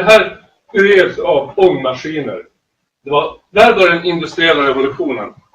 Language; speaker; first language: Swedish; native; Swedish